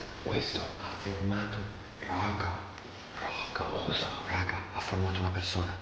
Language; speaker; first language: Italian; native; Italian